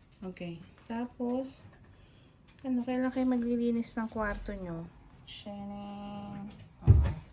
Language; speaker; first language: Filipino; native; Filipino